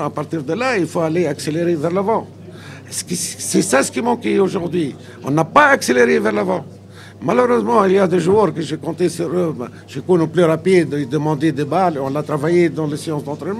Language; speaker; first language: French; non-native, local second language; Arabic